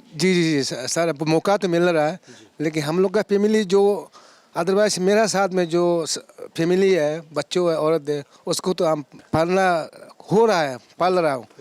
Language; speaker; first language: Hindi; non-native, local second language; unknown